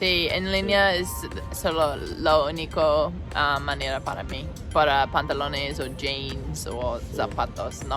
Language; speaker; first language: Spanish; non-native, learner; English